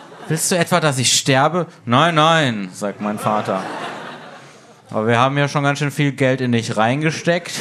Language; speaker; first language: German; native; German